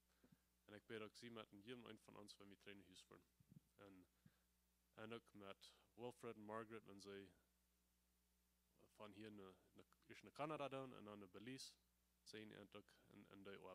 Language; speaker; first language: German; non-native, learner; Plautdietsch